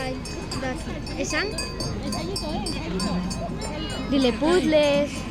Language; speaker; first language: Basque; non-native, local second language; Spanish